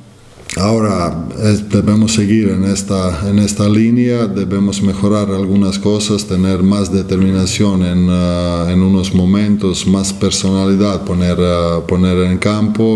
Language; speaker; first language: Spanish; non-native, fluent; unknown